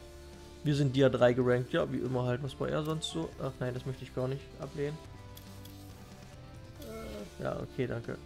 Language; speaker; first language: German; native; German